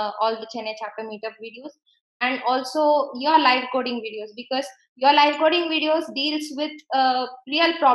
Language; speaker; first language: English; non-native, local second language; Tamil